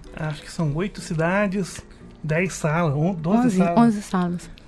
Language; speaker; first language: Portuguese; native; Portuguese